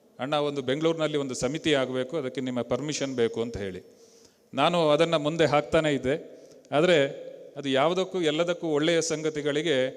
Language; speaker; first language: Kannada; non-native, local second language; Tulu